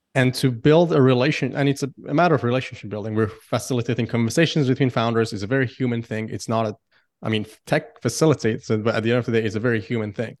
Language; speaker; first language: English; non-native, fluent; Persian